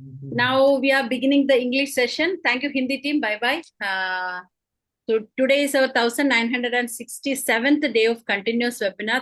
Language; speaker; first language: English; non-native, local second language; Malayalam